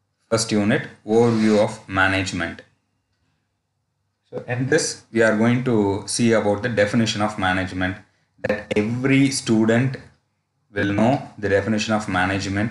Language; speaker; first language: English; non-native, local second language; Tamil